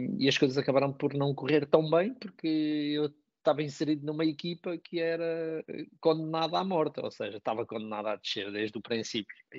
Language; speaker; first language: Portuguese; native; Portuguese